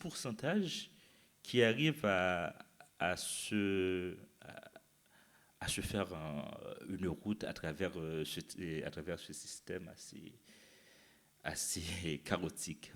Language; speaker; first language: French; non-native, local second language; Haitian Creole